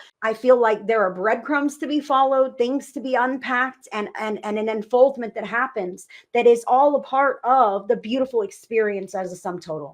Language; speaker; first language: English; native; English